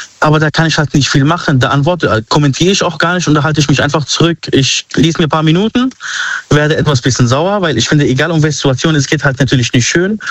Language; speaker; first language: German; non-native, fluent; Arabic